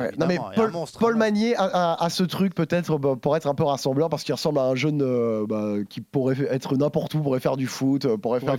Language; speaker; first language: French; native; French